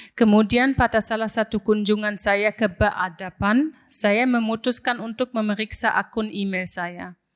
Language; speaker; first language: Indonesian; non-native, fluent; German